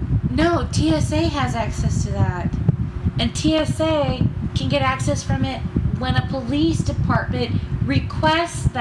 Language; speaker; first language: English; native; English